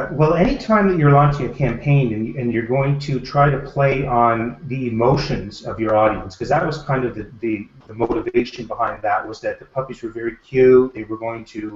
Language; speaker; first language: English; native; English